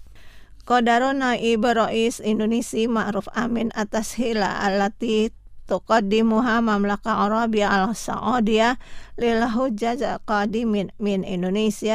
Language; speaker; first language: Arabic; non-native, fluent; Indonesian